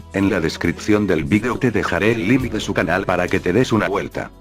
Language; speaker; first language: Spanish; native; Spanish